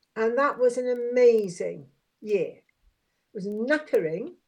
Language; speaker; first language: English; native; English